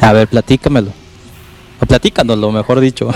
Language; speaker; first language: Spanish; native; Spanish